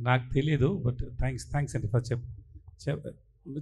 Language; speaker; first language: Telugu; non-native, learner; Tamil